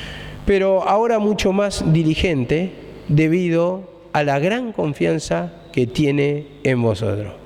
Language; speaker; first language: Spanish; native; Spanish